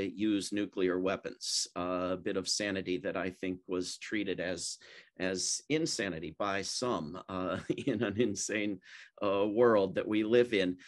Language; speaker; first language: English; native; English